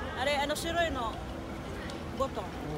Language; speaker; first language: Japanese; non-native, learner; Filipino